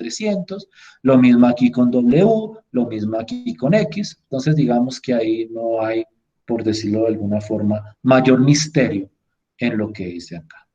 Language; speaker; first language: Spanish; native; Spanish